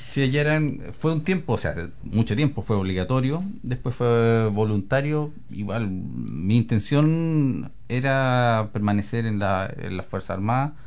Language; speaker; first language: Spanish; native; Spanish